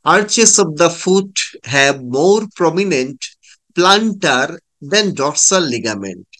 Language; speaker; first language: English; non-native, local second language; Bangla